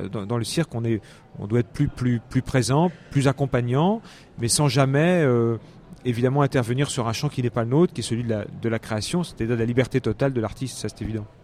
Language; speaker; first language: French; native; French